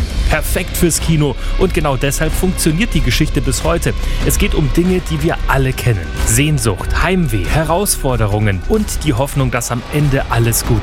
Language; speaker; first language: German; native; German